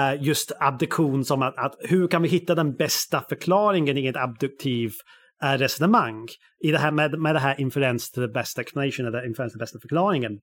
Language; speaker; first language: Swedish; non-native, fluent; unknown